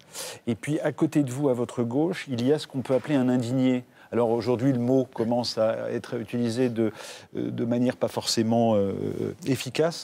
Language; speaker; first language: French; native; French